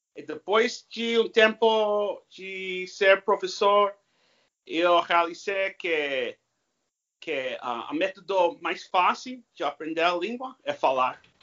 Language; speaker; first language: Portuguese; non-native, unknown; English